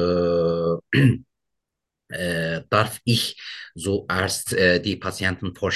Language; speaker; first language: German; non-native, learner; Turkish